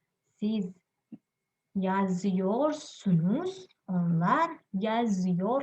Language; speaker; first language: Turkish; non-native, learner; Indonesian